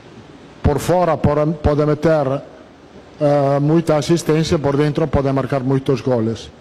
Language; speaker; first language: Portuguese; non-native, learner; Italian